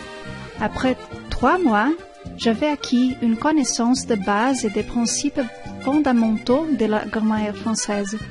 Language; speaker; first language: French; non-native, learner; Portuguese